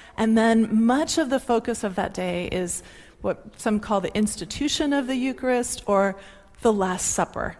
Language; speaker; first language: English; native; English